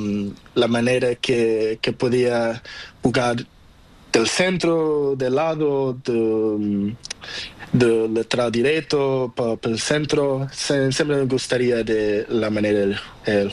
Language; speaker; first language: Spanish; non-native, learner; Portuguese